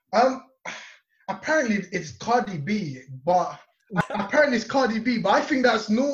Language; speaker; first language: English; non-native, local second language; Yoruba